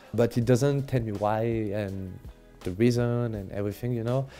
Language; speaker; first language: English; non-native, fluent; French